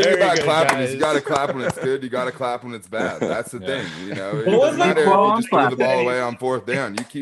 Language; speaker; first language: English; native; English